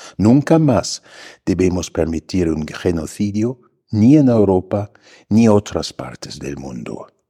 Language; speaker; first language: Spanish; non-native, fluent; German